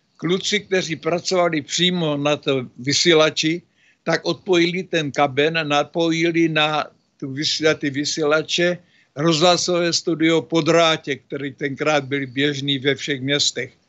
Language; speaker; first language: Czech; native; Czech